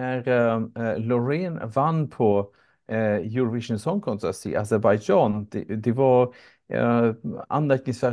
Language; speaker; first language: Swedish; native; Swedish